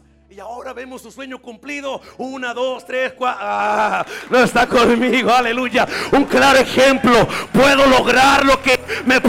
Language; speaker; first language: Spanish; native; Spanish